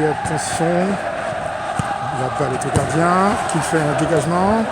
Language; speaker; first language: French; native; French